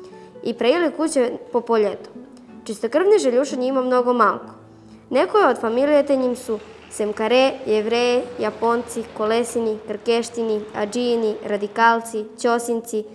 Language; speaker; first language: Serbian; native; Serbian